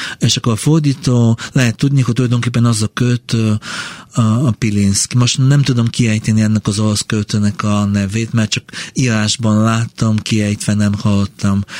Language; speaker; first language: Hungarian; non-native, fluent; Bulgarian